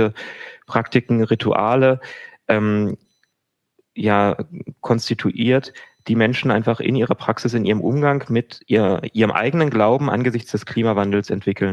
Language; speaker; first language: German; native; German